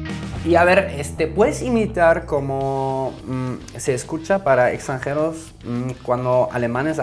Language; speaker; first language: Spanish; non-native, fluent; German